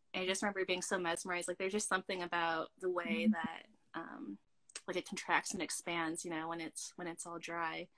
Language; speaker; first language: English; native; English